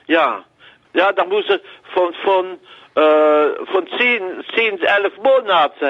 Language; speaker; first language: German; non-native, learner; French